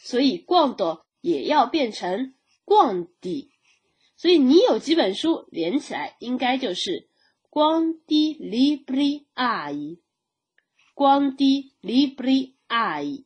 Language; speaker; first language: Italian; non-native, fluent; Chinese